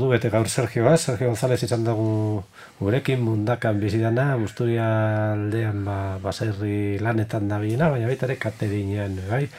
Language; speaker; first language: Basque; native; Basque